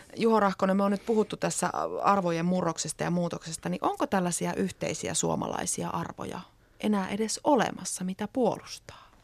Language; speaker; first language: Finnish; native; Finnish